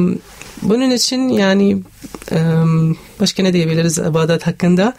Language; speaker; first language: Turkish; non-native, learner; Arabic